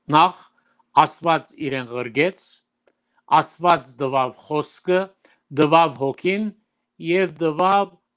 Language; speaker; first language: Armenian; early bilingual, heritage; Armenian